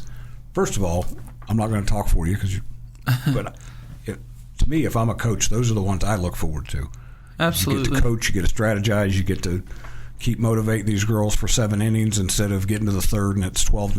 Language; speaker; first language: English; native; English